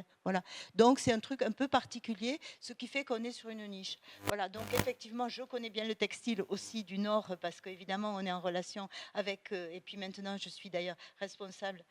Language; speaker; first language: French; native; French